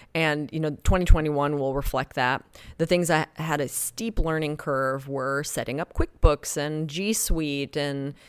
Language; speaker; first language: English; native; English